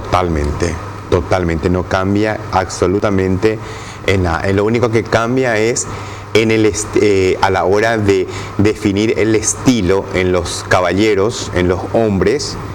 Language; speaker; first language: Spanish; native; Spanish